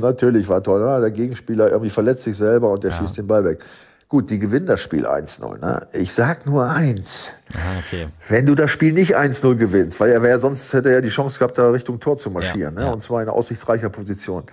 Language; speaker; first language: German; native; German